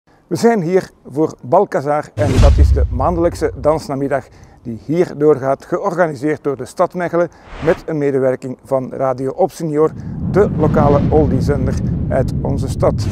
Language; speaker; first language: Dutch; native; Dutch